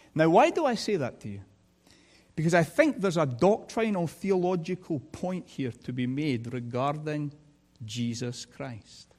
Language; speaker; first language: English; native; English